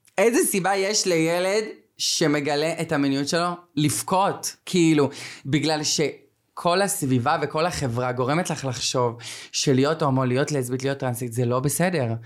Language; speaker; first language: Hebrew; native; Hebrew